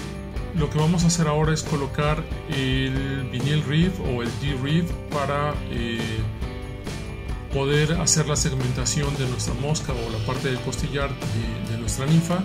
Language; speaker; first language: Spanish; native; Spanish